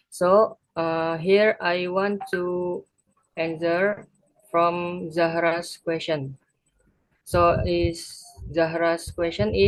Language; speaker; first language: English; non-native, learner; Indonesian